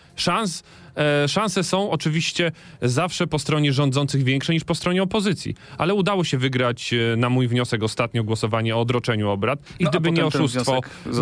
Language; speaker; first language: Polish; native; Polish